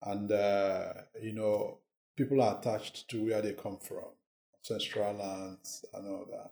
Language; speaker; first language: English; non-native, local second language; Igbo